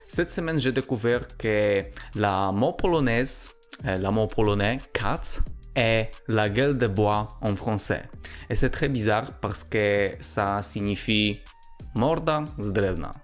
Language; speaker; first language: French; non-native, learner; Polish